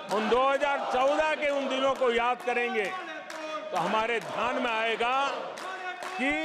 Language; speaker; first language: Hindi; native; Hindi